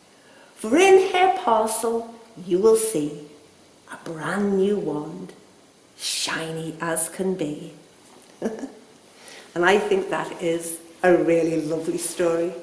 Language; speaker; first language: English; native; English